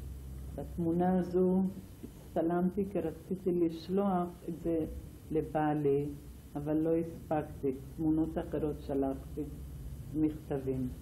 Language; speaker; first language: Hebrew; non-native, fluent; Ladino